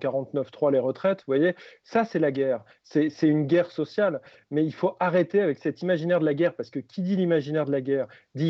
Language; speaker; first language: French; native; French